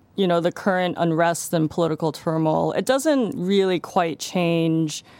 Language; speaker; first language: English; non-native, local second language; Cantonese